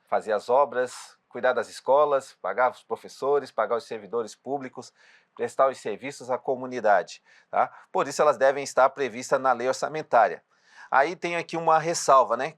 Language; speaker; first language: Portuguese; native; Portuguese